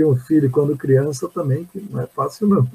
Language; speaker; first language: Portuguese; native; Portuguese